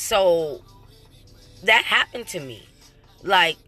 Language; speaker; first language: English; native; English